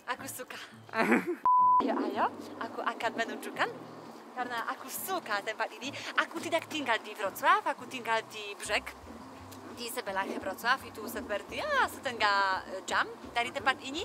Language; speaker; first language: Indonesian; non-native, learner; Polish